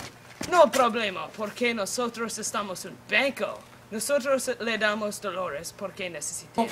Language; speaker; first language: Spanish; non-native, learner; English